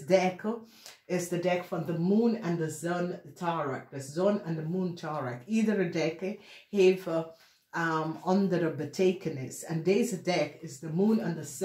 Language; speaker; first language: Dutch; non-native, learner; English